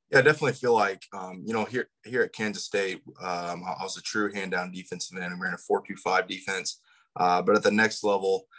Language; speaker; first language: English; native; English